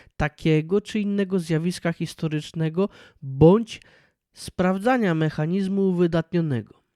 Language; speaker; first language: Polish; native; Polish